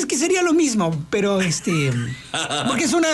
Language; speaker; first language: Spanish; native; Spanish